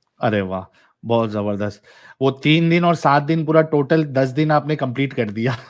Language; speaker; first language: Hindi; native; Hindi